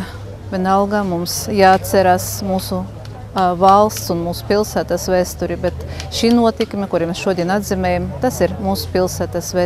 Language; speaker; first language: Latvian; non-native, local second language; Russian